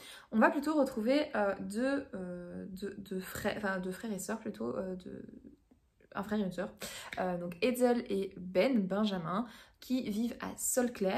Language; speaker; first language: French; native; French